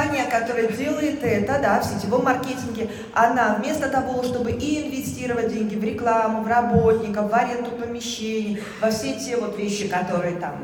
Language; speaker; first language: Russian; native; Russian